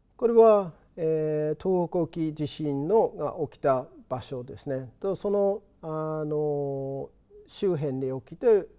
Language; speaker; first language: Japanese; non-native, fluent; English